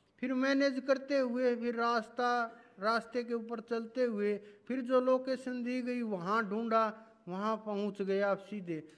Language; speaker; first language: Hindi; native; Hindi